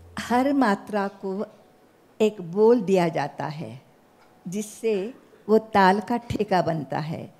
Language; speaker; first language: Hindi; non-native, local second language; Marathi